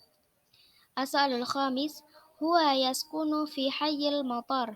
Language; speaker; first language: Arabic; non-native, fluent; Indonesian